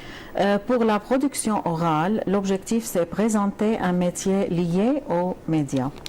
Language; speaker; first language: French; non-native, fluent; Arabic